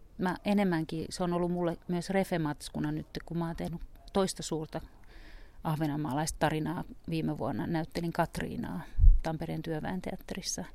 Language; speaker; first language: Finnish; native; Finnish